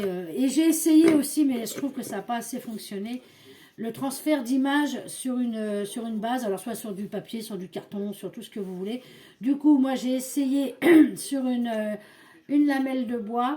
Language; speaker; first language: French; native; French